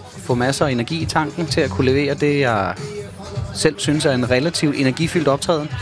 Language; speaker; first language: Danish; native; Danish